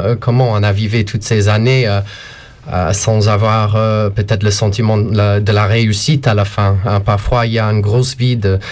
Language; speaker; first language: French; non-native, fluent; English